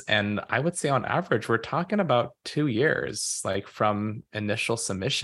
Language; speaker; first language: English; native; English